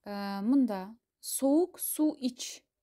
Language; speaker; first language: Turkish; non-native, fluent; Kazakh